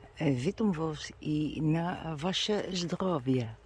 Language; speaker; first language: Polish; non-native, learner; Dutch